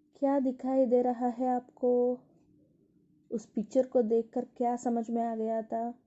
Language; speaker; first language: Hindi; non-native, local second language; Telugu